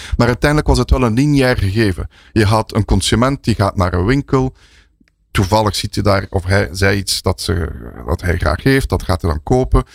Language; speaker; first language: Dutch; native; Dutch